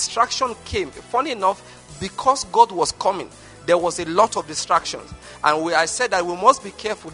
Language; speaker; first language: English; non-native, local second language; Igbo